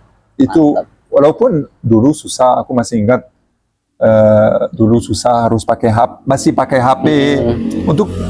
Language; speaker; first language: Indonesian; non-native, learner; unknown